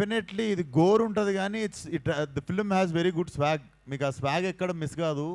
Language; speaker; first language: Telugu; native; Telugu